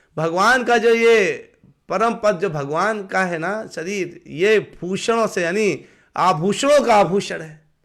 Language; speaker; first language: Hindi; native; Hindi